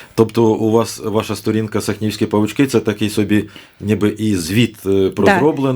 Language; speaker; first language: Ukrainian; native; Ukrainian